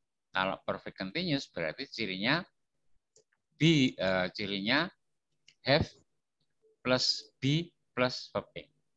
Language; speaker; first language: English; non-native, fluent; Javanese